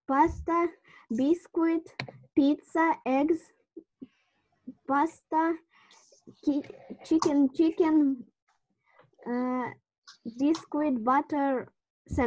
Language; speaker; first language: English; non-native, learner; Russian